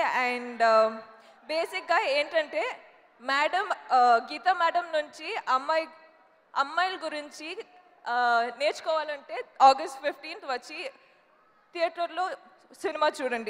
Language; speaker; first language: Telugu; non-native, learner; Kannada